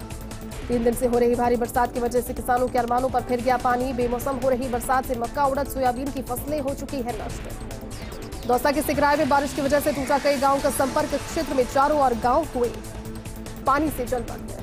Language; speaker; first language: Hindi; native; Hindi